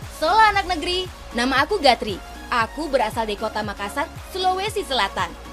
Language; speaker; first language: Indonesian; native; Indonesian